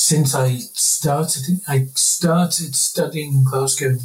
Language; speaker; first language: English; native; English